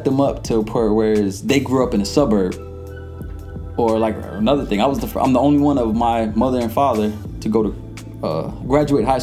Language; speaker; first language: English; early bilingual, other home language; Jamaican Creole English